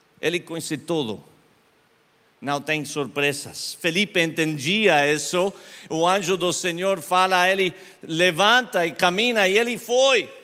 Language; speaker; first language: Portuguese; non-native, learner; Spanish